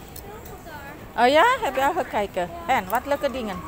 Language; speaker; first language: Dutch; non-native, learner; Indonesian